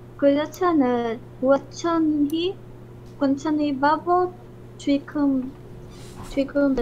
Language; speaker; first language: Korean; non-native, learner; Spanish